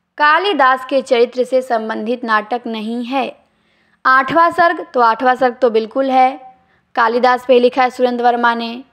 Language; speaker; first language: Hindi; native; Hindi